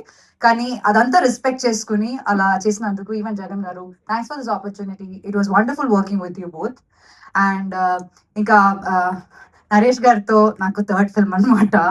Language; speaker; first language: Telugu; non-native, fluent; Malayalam